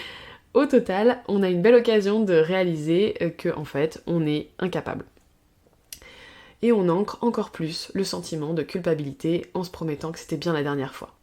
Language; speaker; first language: French; native; French